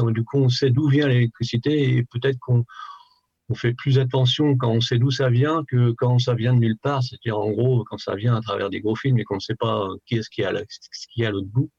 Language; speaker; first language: French; native; French